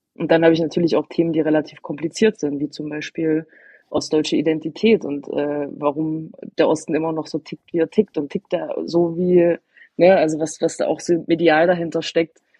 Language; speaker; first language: German; native; German